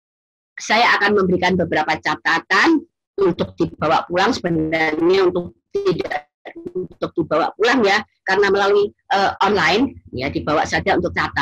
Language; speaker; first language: Indonesian; native; Indonesian